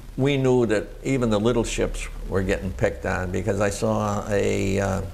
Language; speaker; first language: English; native; English